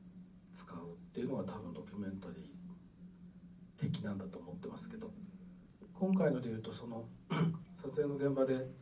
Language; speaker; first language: Japanese; native; Japanese